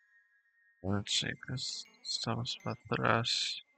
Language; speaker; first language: Spanish; non-native, learner; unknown